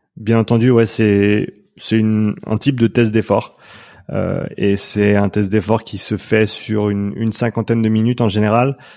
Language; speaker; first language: French; native; French